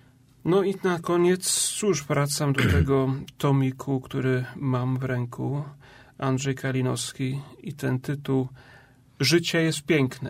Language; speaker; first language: Polish; native; Polish